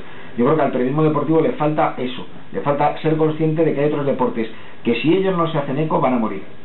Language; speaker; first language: Spanish; native; Spanish